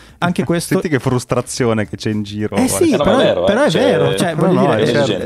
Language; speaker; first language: Italian; native; Italian